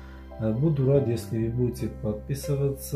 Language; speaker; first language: Russian; non-native, fluent; Armenian